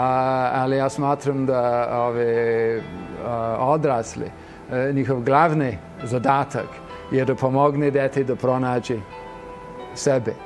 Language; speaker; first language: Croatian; non-native, fluent; English